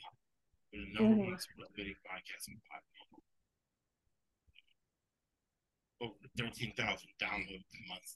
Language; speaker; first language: English; early bilingual, other home language; Spanish